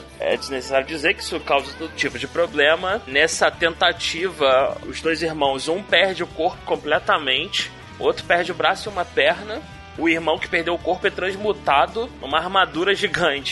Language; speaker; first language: Portuguese; native; Portuguese